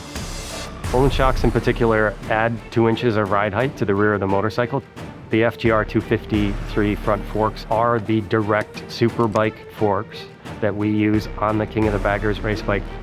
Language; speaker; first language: English; native; English